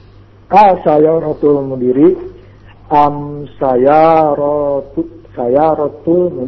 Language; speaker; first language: Arabic; non-native, learner; Indonesian